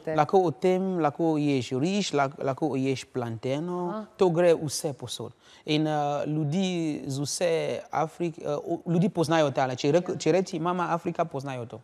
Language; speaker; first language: Slovenian; non-native, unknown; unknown